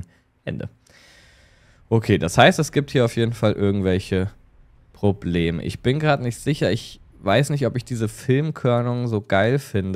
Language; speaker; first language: German; native; German